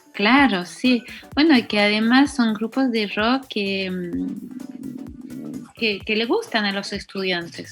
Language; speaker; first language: Spanish; non-native, fluent; French